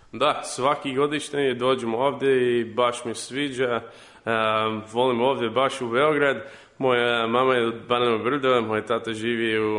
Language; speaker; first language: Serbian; early bilingual, heritage; English